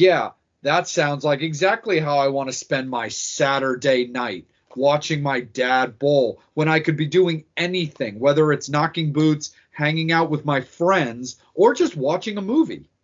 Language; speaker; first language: English; native; English